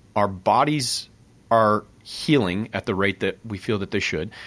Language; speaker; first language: English; native; English